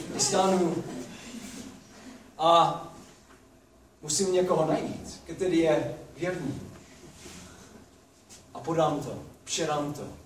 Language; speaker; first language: Czech; non-native, fluent; English